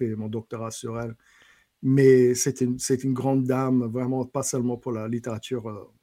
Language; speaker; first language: French; non-native, fluent; English